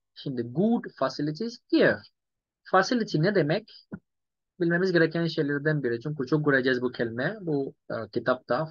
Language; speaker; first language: Turkish; non-native, fluent; Yoruba